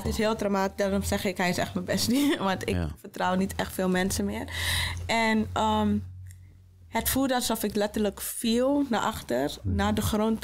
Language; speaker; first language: Dutch; native; Dutch